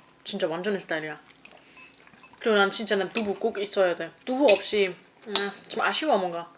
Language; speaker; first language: Korean; non-native, fluent; German